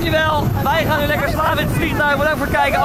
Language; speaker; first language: Dutch; native; Dutch